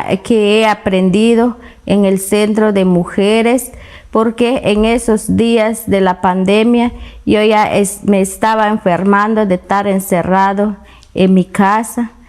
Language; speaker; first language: Spanish; non-native, local second language; Kaqchikel